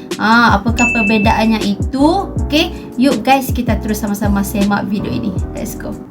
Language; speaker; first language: Malay; native; Malay